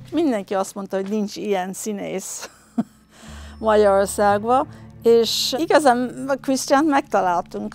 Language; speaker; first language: Hungarian; early bilingual, heritage; Hungarian